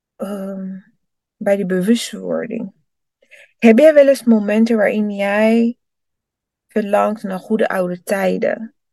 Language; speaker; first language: Dutch; early bilingual, other home language; Rundi